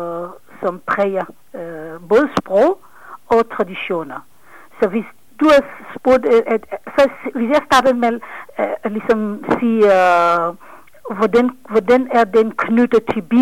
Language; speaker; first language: Danish; non-native, fluent; Hebrew